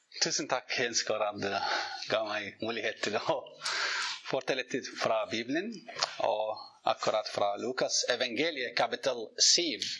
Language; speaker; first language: Norwegian; non-native, learner; Arabic